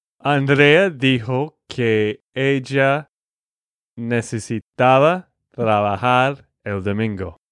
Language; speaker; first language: Spanish; non-native, fluent; English